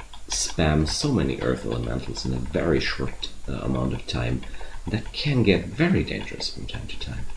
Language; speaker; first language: English; non-native, fluent; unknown